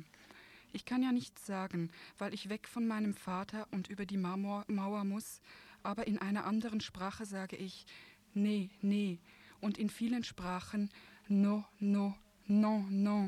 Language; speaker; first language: German; native; German